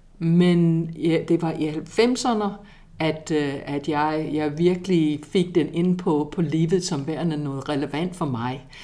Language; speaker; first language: Danish; non-native, fluent; English